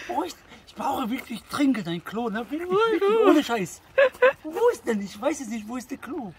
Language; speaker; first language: German; non-native, learner; Persian